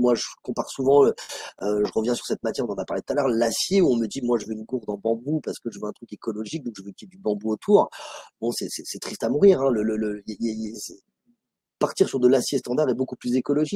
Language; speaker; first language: French; native; French